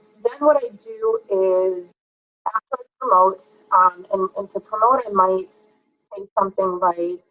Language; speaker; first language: English; native; English